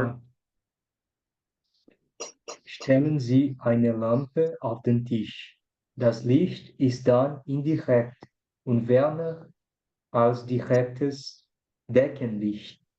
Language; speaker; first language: German; non-native, learner; Portuguese